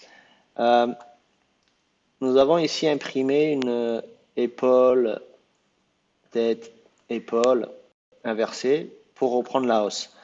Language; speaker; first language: French; native; French